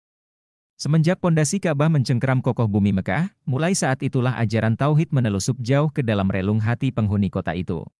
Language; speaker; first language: Indonesian; native; Indonesian